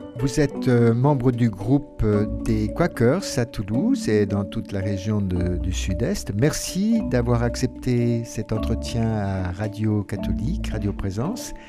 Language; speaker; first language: French; native; French